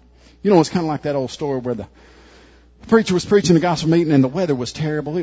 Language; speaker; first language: English; native; English